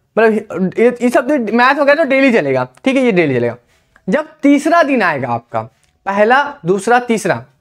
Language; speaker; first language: Hindi; native; Hindi